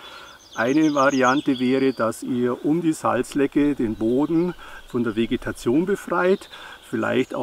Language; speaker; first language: German; native; German